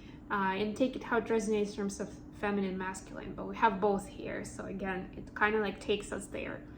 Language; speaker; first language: English; non-native, fluent; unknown